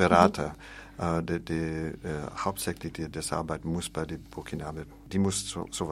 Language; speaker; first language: German; non-native, learner; English